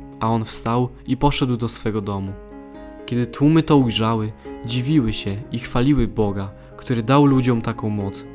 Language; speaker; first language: Polish; native; Polish